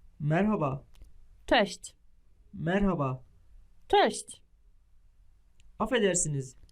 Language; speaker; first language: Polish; non-native, learner; Turkish